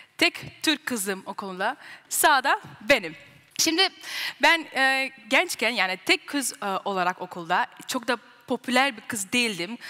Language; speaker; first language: Turkish; early bilingual, heritage; Turkish